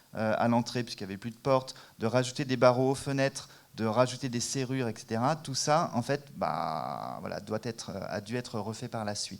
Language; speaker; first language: French; native; French